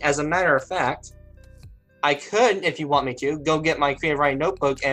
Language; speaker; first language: English; native; English